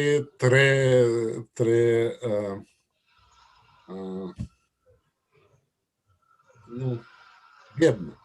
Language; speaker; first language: French; non-native, learner; Russian